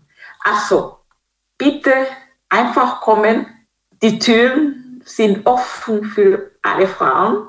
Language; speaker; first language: German; non-native, fluent; Kinyarwanda